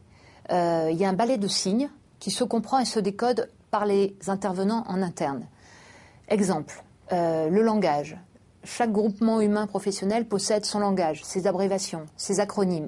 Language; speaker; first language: French; native; French